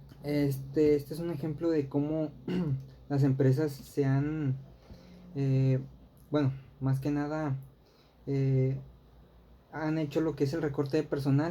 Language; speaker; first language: Spanish; native; Spanish